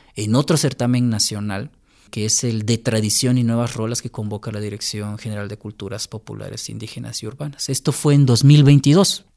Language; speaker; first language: Spanish; native; Spanish